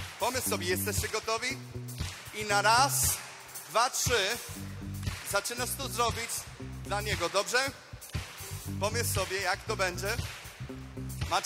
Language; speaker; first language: Polish; non-native, fluent; Spanish